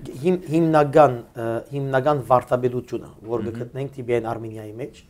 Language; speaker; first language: Armenian; early bilingual, heritage; Armenian